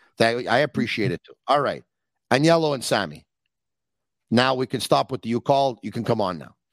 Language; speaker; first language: English; native; English